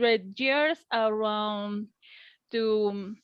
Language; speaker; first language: English; non-native, learner; Spanish